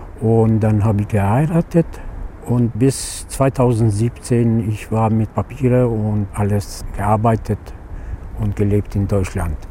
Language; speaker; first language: German; non-native, learner; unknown